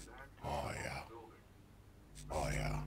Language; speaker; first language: English; native; English